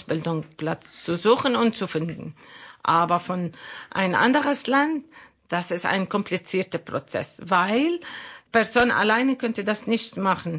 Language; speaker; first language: German; non-native, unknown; Arabic